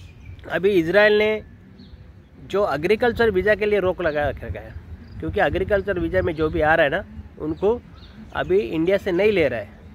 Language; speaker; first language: Hindi; non-native, local second language; Telugu